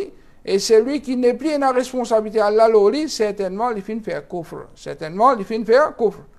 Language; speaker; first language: French; non-native, local second language; Morisyen